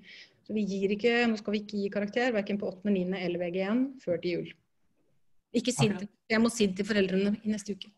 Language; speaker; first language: Norwegian; native; Norwegian